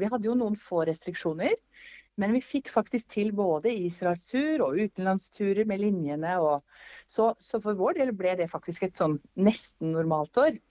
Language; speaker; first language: Norwegian; native; Norwegian